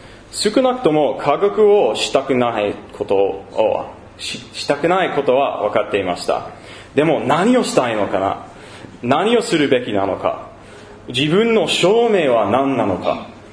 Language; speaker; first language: Japanese; non-native, learner; English